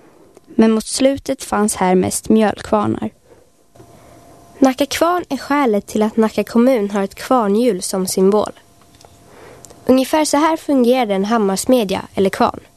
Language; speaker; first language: Swedish; native; Swedish